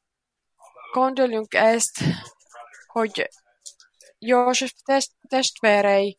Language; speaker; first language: Hungarian; non-native, learner; Finnish